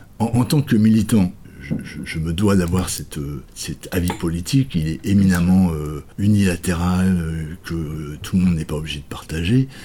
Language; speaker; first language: French; native; French